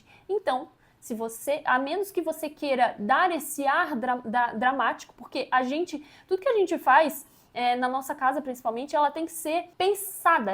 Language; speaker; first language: Portuguese; native; Portuguese